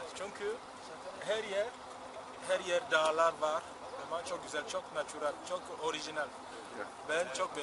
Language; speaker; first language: Turkish; non-native, learner; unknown